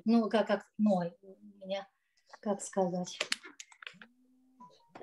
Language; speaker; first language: Russian; non-native, learner; Chinese